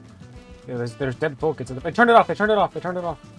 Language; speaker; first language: English; native; English